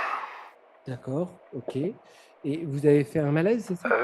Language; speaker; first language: French; native; French